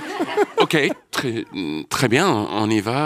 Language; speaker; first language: French; non-native, learner; English